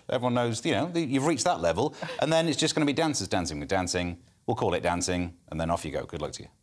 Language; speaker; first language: English; native; English